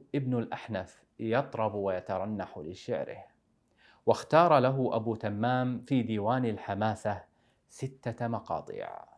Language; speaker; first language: Arabic; native; Arabic